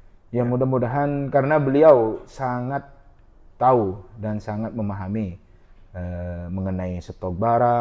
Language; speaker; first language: Indonesian; non-native, local second language; Madurese